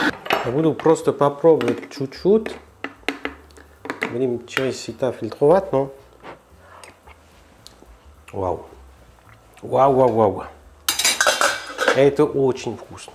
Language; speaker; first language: Russian; non-native, learner; French